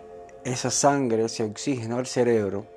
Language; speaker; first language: Spanish; native; Spanish